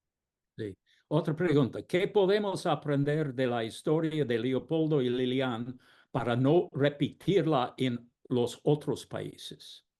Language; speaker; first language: Spanish; non-native, fluent; English